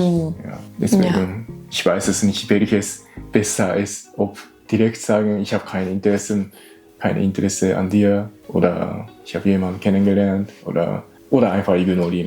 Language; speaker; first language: German; non-native, learner; Japanese